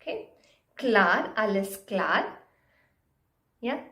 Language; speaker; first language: German; non-native, fluent; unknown